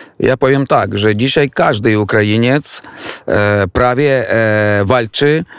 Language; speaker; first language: Polish; non-native, fluent; Ukrainian